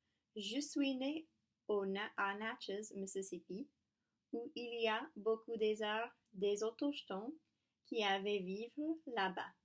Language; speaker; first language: French; non-native, learner; English